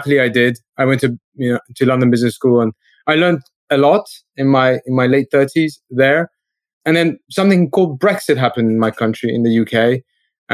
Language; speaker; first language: English; native; English